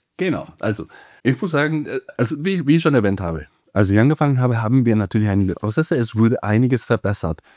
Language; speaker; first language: German; non-native, fluent; Spanish